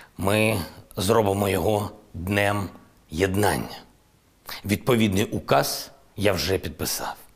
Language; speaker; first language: Ukrainian; non-native, local second language; Russian